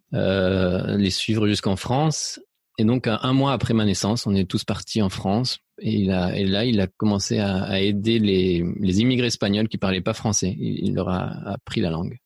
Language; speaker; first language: French; early bilingual, other home language; Spanish